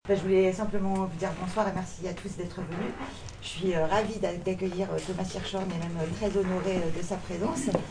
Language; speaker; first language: French; native; French